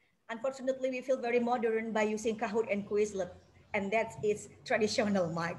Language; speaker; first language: English; non-native, fluent; Indonesian